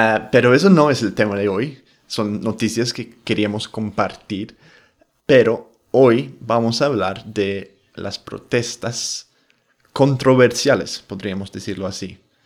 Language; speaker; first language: Spanish; non-native, fluent; English